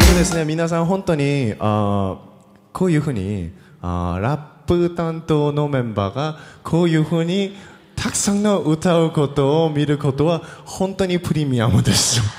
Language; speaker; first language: Japanese; non-native, fluent; Korean